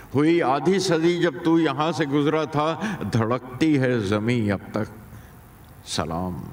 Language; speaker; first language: Hindi; native; Hindi